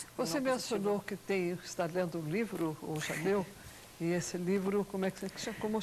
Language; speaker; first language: Portuguese; native; Portuguese